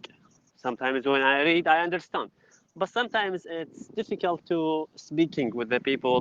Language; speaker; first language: English; non-native, learner; Arabic